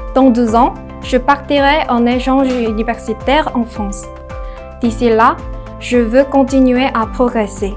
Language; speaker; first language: French; non-native, learner; Korean